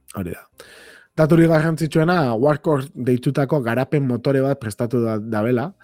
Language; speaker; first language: Basque; native; Basque